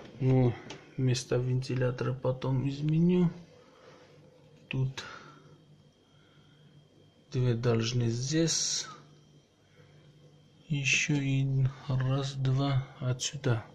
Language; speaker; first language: Russian; non-native, local second language; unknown